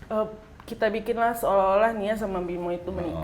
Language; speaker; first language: Indonesian; native; Indonesian